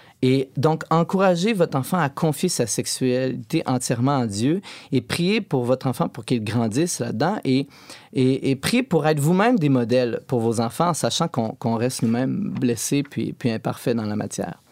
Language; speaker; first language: French; native; French